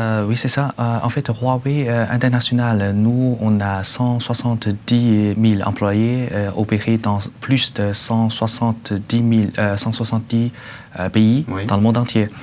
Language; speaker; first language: French; non-native, learner; Chinese